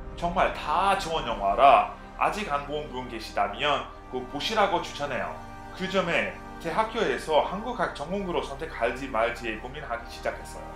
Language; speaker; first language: Korean; non-native, fluent; English